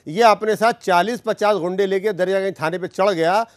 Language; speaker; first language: Hindi; native; Hindi